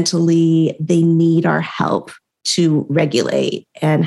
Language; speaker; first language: English; native; English